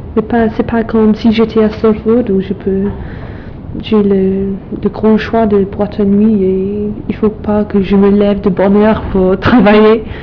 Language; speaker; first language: French; non-native, fluent; English